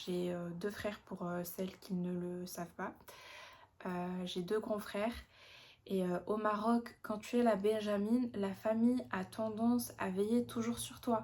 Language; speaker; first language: French; non-native, local second language; Arabic